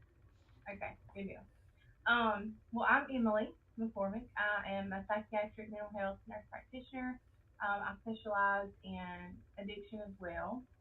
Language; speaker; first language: English; native; English